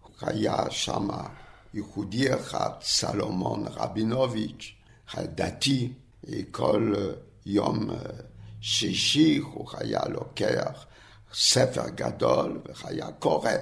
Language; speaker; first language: Hebrew; non-native, fluent; French